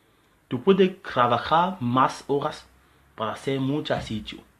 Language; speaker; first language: Spanish; non-native, learner; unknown